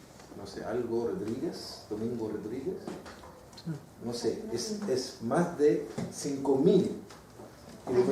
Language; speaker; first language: Spanish; non-native, fluent; Arabic